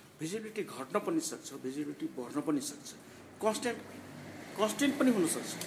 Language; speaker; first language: Nepali; non-native, local second language; Maithili